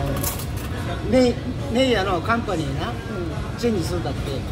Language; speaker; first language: Japanese; non-native, learner; Filipino